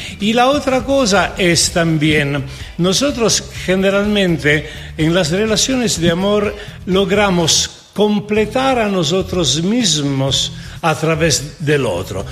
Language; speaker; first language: Spanish; non-native, fluent; Italian